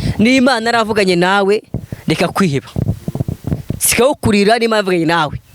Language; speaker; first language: Kinyarwanda; native; Kinyarwanda